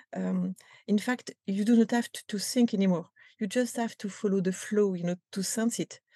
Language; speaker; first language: English; non-native, fluent; French